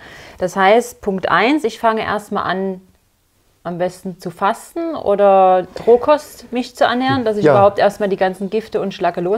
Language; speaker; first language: German; native; German